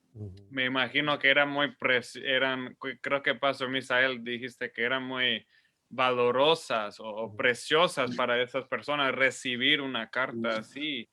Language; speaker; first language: Spanish; non-native, fluent; English